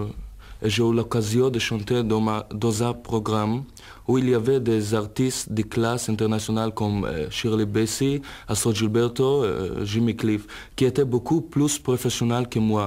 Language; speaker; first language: French; non-native, learner; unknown